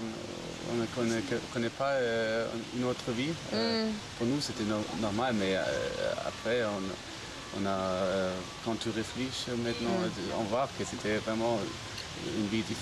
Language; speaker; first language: French; non-native, fluent; German